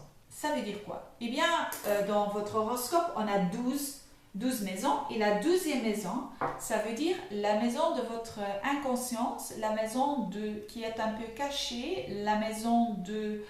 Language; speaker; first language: French; non-native, fluent; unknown